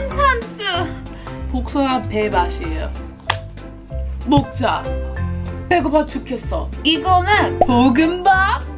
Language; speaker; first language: Korean; non-native, fluent; English